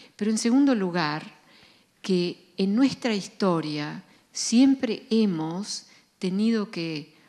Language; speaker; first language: Spanish; non-native, fluent; Dutch